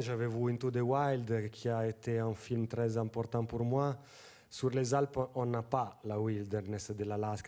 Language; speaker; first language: French; non-native, fluent; Italian